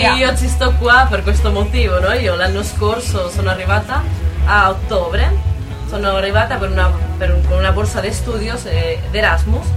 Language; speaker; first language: Italian; non-native, fluent; Spanish